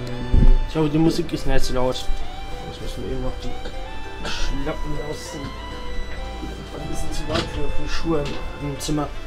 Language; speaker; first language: German; native; German